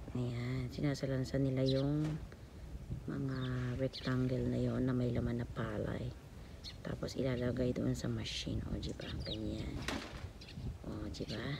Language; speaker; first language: Filipino; non-native, local second language; Iloko